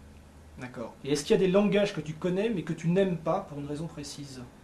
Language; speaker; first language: French; native; French